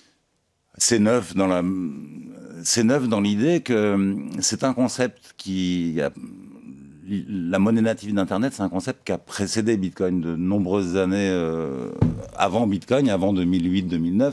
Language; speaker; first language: French; native; French